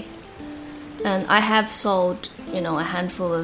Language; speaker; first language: English; native; English